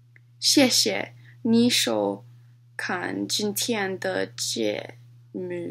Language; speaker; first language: Chinese; non-native, learner; English